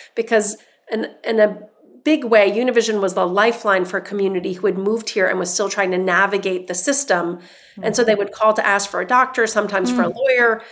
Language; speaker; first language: English; non-native, fluent; Persian